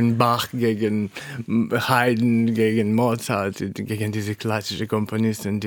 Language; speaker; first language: German; non-native, fluent; Russian